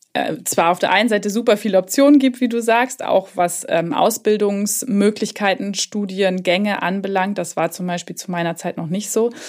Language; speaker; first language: German; native; German